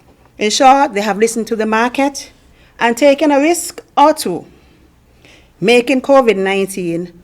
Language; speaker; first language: English; native; English